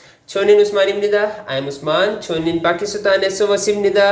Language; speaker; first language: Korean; non-native, learner; Urdu